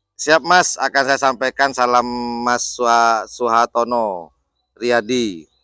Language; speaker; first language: Indonesian; native; Indonesian